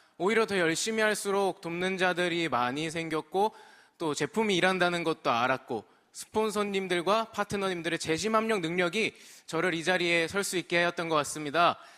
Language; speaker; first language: Korean; native; Korean